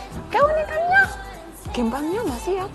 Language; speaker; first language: Indonesian; non-native, learner; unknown